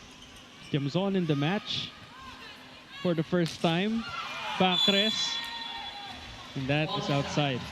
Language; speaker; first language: English; non-native, local second language; Filipino